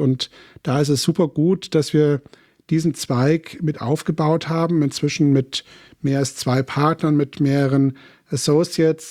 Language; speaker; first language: German; native; German